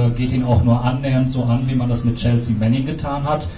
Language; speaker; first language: German; native; German